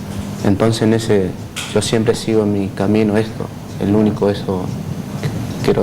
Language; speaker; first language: Spanish; non-native, local second language; Guarani